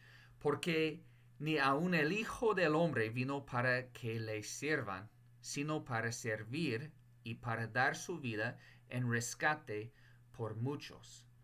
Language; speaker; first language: Spanish; non-native, fluent; English